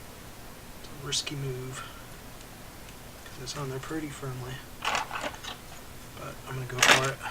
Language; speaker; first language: English; native; English